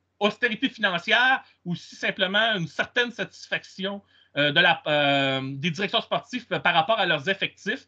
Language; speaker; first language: French; native; French